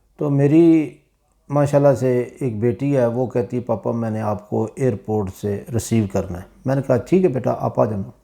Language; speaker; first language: Urdu; non-native, local second language; Punjabi